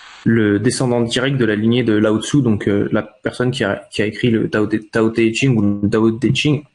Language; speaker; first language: French; native; French